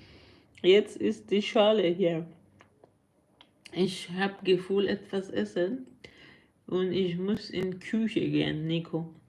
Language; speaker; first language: German; non-native, learner; Persian